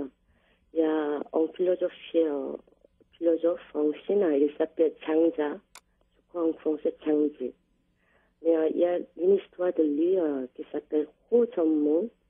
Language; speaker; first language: French; non-native, learner; Korean